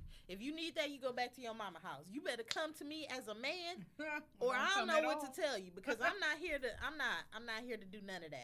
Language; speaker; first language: English; native; English